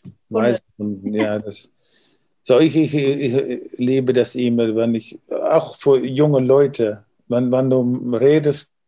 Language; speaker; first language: German; non-native, learner; Dutch